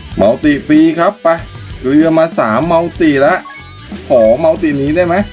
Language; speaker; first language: Thai; native; Thai